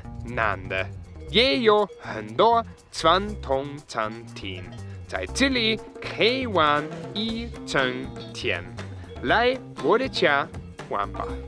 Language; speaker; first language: Chinese; non-native, learner; German